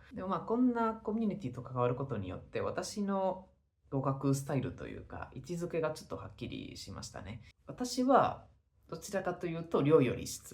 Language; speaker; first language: Japanese; non-native, fluent; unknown